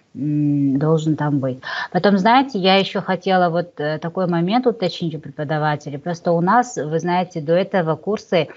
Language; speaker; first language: Russian; non-native, local second language; Kazakh